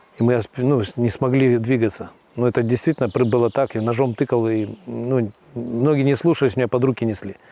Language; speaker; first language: Russian; native; Russian